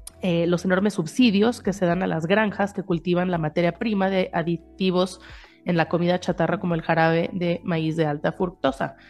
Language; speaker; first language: Spanish; native; Spanish